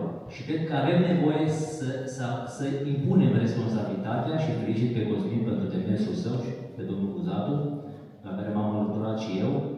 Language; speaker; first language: Romanian; native; Romanian